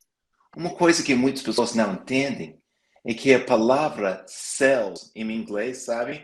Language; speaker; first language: Portuguese; non-native, fluent; English